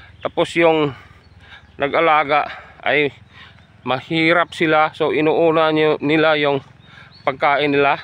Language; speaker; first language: Filipino; non-native, local second language; Cebuano